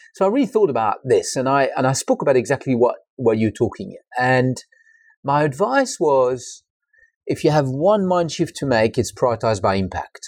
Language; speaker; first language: English; non-native, fluent; French